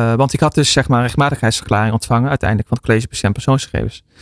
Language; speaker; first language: Dutch; native; Dutch